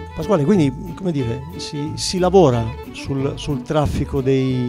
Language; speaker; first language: Italian; native; Italian